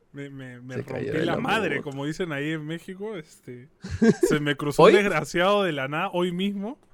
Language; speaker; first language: Spanish; native; Spanish